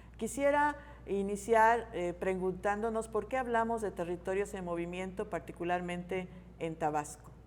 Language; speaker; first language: Spanish; native; Spanish